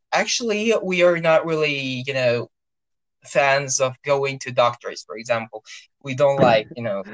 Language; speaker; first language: English; non-native, fluent; Russian